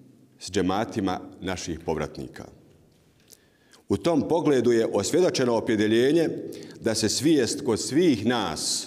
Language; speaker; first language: Bosnian; native; Bosnian